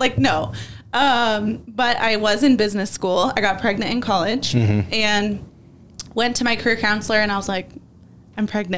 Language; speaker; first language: English; native; English